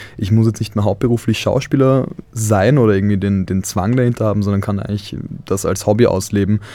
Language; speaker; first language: German; native; German